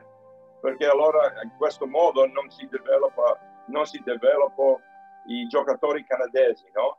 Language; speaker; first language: Italian; early bilingual, heritage; Italian